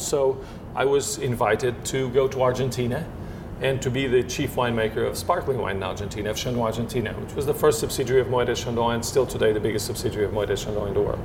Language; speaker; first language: English; non-native, fluent; Portuguese